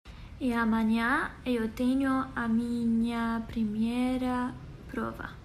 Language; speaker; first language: Portuguese; non-native, learner; Arabic